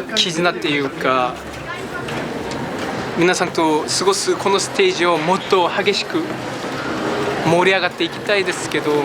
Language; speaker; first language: Japanese; non-native, fluent; Korean